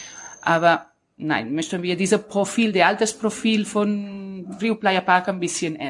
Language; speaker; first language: German; non-native, learner; Spanish